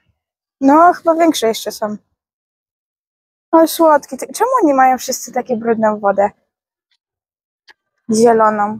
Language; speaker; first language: Polish; native; Polish